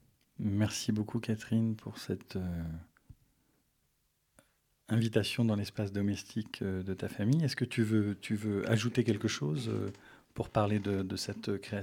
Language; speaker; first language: French; native; French